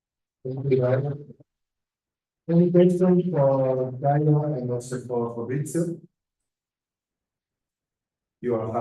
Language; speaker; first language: English; non-native, fluent; Italian